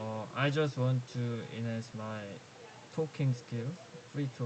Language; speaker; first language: English; non-native, learner; Korean